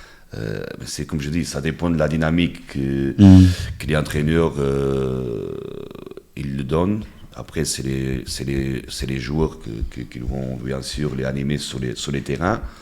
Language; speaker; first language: French; non-native, fluent; Portuguese